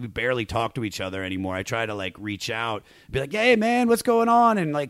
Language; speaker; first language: English; native; English